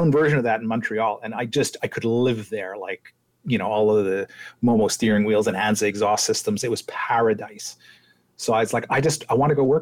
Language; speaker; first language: English; native; English